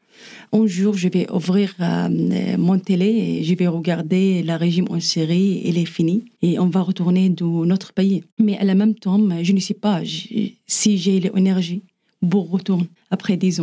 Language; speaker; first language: French; non-native, learner; Arabic